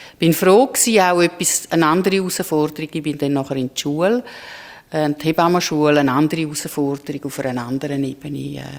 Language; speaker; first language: German; native; German